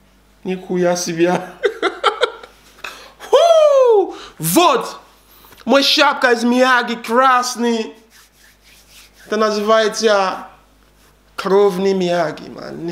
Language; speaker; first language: Russian; non-native, learner; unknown